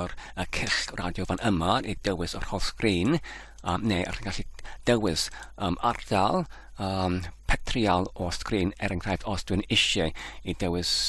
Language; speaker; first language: Welsh; non-native, learner; Polish